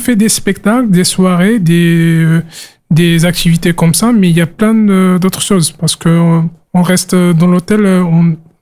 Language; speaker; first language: French; non-native, local second language; Arabic